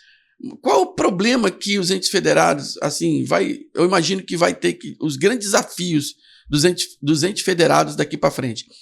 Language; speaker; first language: Portuguese; native; Portuguese